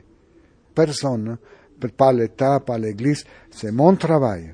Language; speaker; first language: French; non-native, learner; Spanish